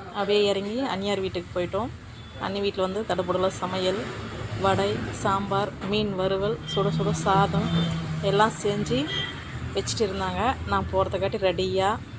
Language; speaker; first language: Tamil; native; Tamil